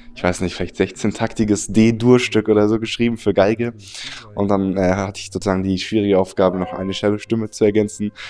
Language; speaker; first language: German; native; German